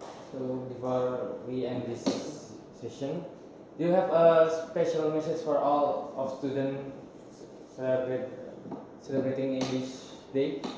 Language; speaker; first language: English; non-native, learner; Indonesian